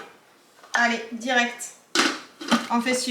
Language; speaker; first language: French; native; French